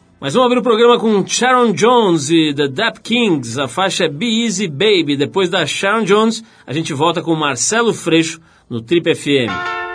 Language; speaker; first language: Portuguese; native; Portuguese